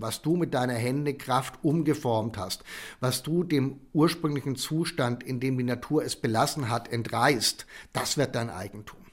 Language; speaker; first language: German; native; German